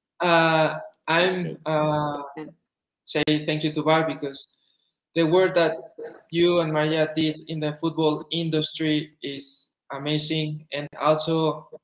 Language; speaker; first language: English; non-native, fluent; Spanish